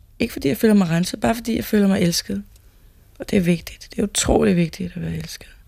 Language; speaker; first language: Danish; native; Danish